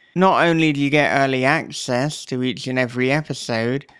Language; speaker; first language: English; native; English